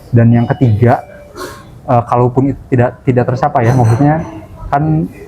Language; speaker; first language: Indonesian; native; Indonesian